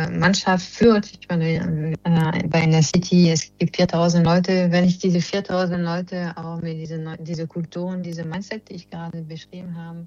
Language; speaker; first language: German; non-native, fluent; French